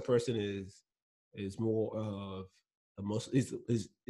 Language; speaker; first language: English; non-native, local second language; Igbo